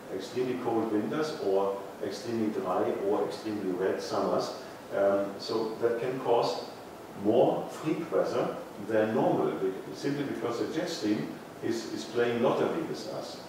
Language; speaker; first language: English; non-native, fluent; German